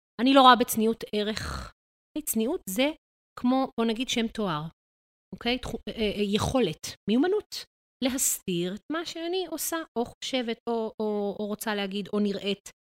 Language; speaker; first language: Hebrew; native; Hebrew